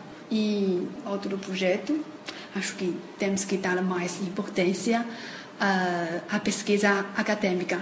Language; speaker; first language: Portuguese; non-native, fluent; Chinese